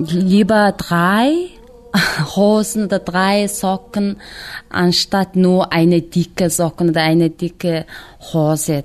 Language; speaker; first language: German; non-native, fluent; Mongolian